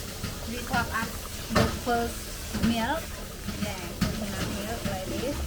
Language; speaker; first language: English; non-native, learner; Khmer